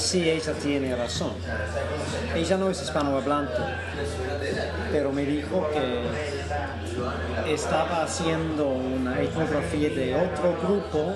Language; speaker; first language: Spanish; non-native, fluent; English